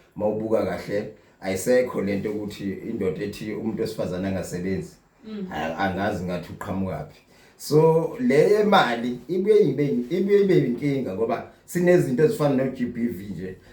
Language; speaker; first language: Zulu; non-native, local second language; Xhosa